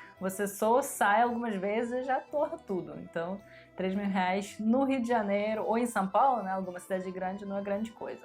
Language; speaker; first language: Portuguese; non-native, fluent; Russian